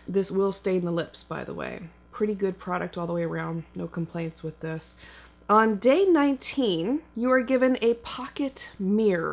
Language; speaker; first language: English; native; English